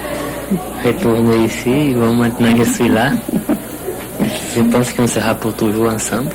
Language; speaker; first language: French; non-native, fluent; Portuguese